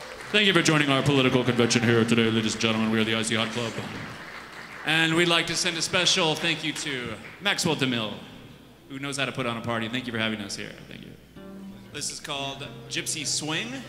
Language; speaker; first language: English; native; English